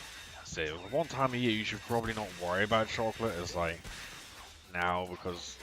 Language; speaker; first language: English; native; English